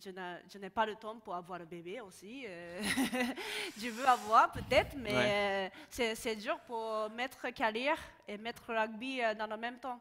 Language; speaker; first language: French; non-native, learner; Japanese